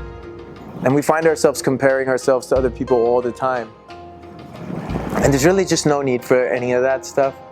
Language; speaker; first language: English; native; English